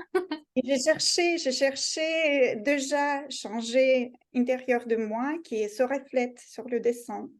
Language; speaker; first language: French; non-native, fluent; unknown